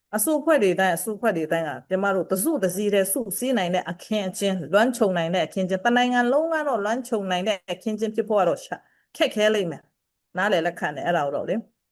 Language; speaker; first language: Burmese; non-native, local second language; Kikuyu